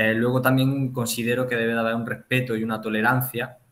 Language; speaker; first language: Spanish; native; Spanish